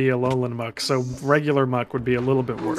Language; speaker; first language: English; native; English